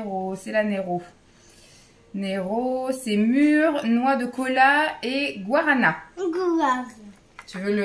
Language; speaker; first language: French; native; French